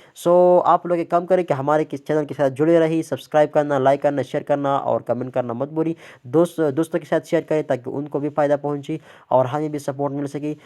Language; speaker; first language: Urdu; non-native, local second language; Pashto